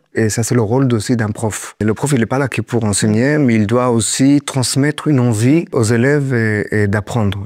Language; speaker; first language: French; non-native, fluent; Hebrew